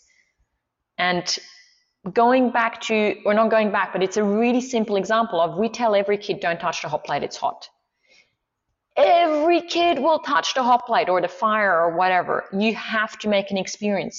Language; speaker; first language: English; non-native, fluent; Swiss German